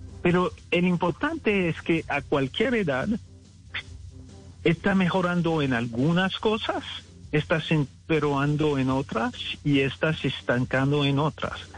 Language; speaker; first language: Spanish; non-native, fluent; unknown